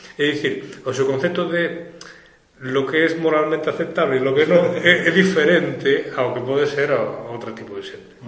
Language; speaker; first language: Spanish; non-native, local second language; Galician